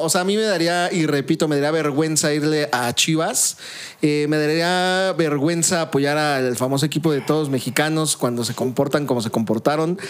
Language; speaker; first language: Spanish; native; Spanish